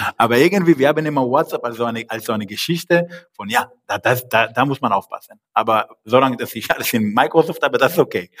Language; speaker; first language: German; non-native, fluent; Hebrew